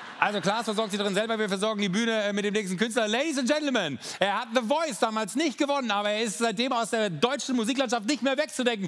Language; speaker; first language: German; native; German